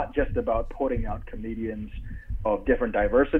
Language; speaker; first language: English; native; English